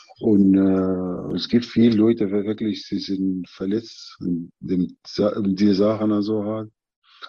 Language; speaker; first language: German; non-native, learner; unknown